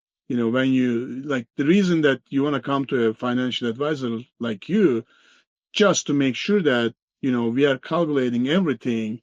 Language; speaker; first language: English; non-native, fluent; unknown